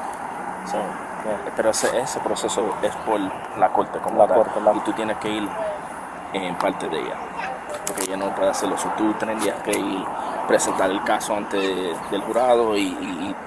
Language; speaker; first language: Spanish; early bilingual, other home language; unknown